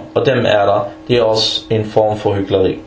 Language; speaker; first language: Danish; early bilingual, other home language; Arabic